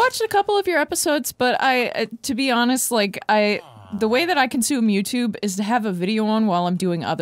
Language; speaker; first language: English; native; English